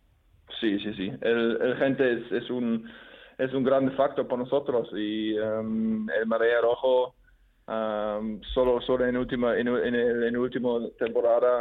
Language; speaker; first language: Spanish; non-native, learner; German